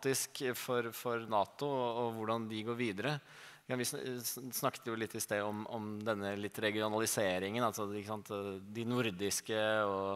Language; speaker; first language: Norwegian; native; Norwegian